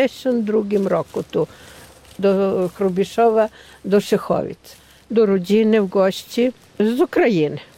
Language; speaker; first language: Polish; non-native, local second language; Ukrainian